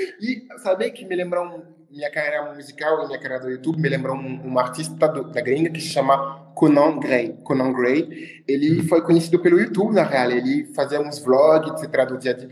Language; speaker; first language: Portuguese; non-native, fluent; French